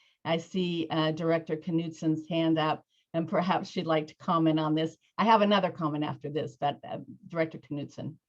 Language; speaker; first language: English; native; English